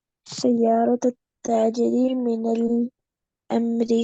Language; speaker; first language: Arabic; non-native, learner; Urdu